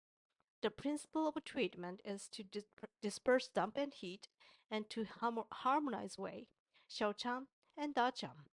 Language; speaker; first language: English; non-native, fluent; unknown